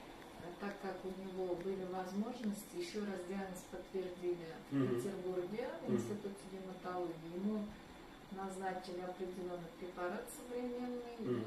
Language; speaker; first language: Russian; native; Russian